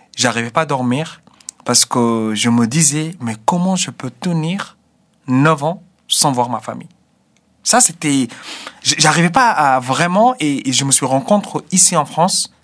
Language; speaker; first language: French; non-native, fluent; Arabic